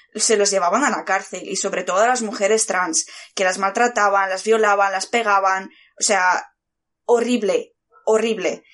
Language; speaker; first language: Spanish; early bilingual, other home language; Bulgarian